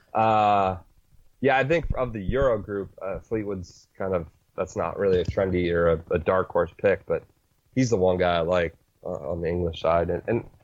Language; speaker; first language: English; native; English